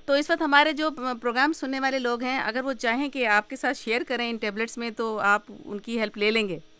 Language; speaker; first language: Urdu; native; Urdu